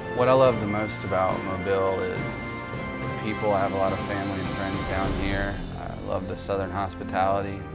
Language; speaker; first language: English; native; English